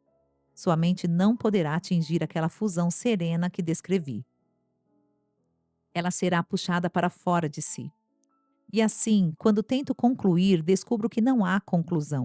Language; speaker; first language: Portuguese; native; Portuguese